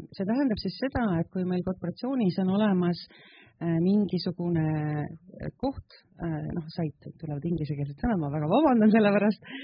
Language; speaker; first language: Estonian; native; Estonian